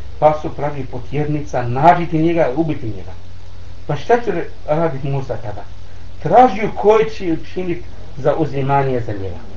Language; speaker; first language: Bosnian; non-native, learner; Arabic